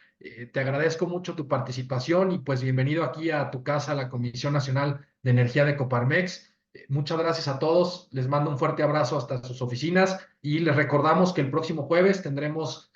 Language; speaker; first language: Spanish; native; Spanish